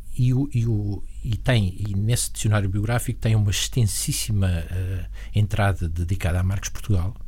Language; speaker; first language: Portuguese; native; Portuguese